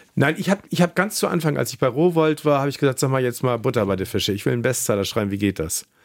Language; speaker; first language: German; native; German